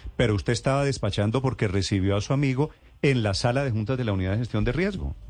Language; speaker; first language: Spanish; native; Spanish